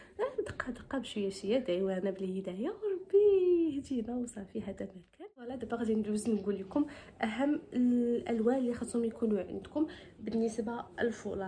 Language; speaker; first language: Arabic; native; Arabic